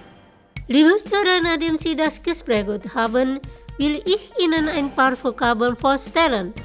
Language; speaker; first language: German; non-native, fluent; Indonesian